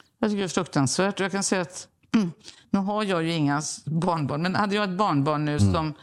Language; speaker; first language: Swedish; native; Swedish